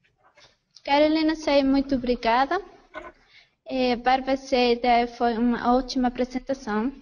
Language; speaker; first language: Portuguese; non-native, fluent; Spanish